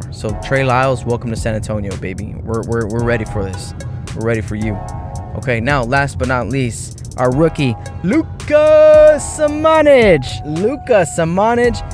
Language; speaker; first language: English; native; English